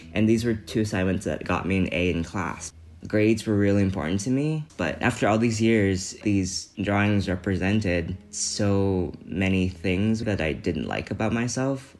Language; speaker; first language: English; early bilingual, other home language; Vietnamese